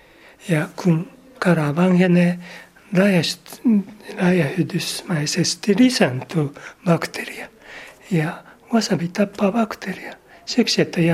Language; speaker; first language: Finnish; non-native, learner; Japanese